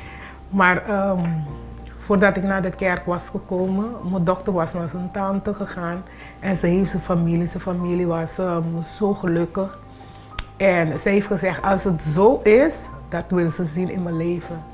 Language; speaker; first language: Dutch; non-native, local second language; Papiamento